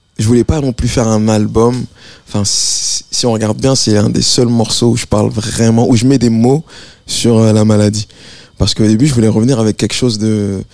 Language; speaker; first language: French; native; French